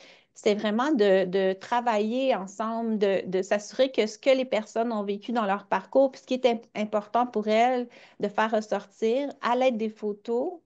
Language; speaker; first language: French; native; French